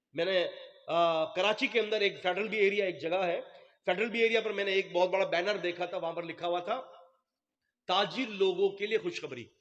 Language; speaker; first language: Urdu; non-native, local second language; Memoni